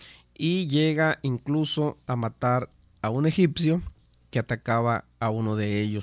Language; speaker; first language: Spanish; native; Spanish